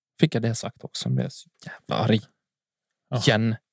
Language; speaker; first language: Swedish; native; Swedish